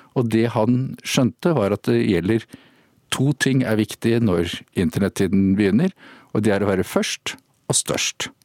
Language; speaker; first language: Norwegian; native; Norwegian